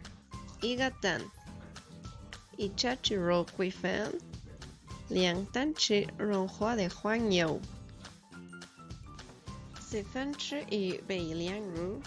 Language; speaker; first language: Chinese; non-native, learner; Spanish